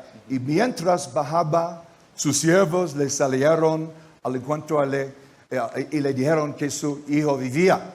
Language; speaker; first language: Spanish; non-native, learner; English